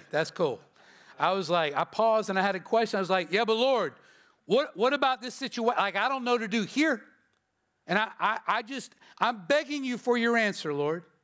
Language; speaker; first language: English; native; English